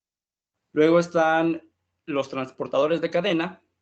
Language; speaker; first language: Spanish; native; Spanish